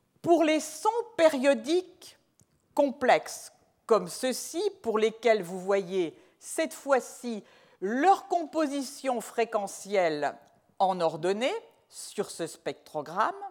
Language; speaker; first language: French; native; French